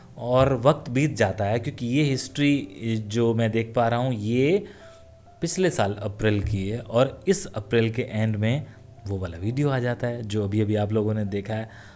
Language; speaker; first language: Hindi; native; Hindi